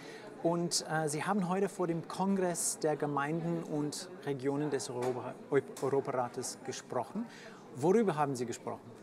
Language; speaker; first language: German; non-native, fluent; French